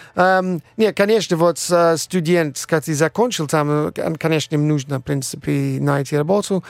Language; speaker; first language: Russian; non-native, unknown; English